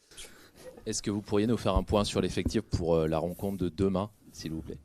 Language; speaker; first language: French; native; French